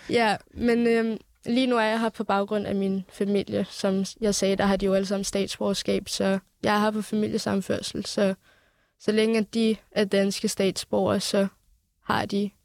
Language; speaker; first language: Danish; early bilingual, other home language; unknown